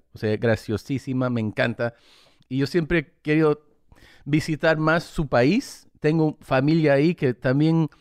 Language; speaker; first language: Spanish; early bilingual, heritage; English